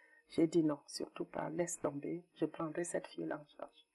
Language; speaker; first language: French; non-native, local second language; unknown